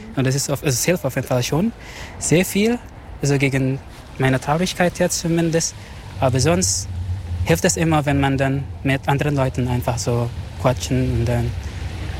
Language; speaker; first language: German; non-native, fluent; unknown